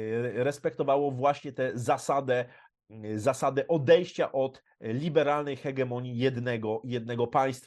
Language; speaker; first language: Polish; native; Polish